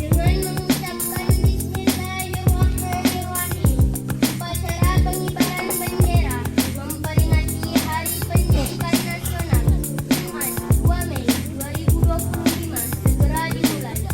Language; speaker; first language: Indonesian; native; Indonesian